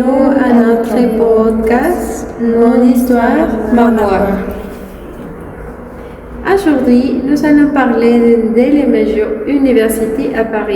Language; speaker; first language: French; non-native, learner; Spanish